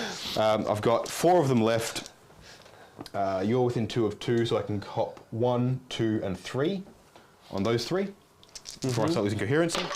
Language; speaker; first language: English; native; English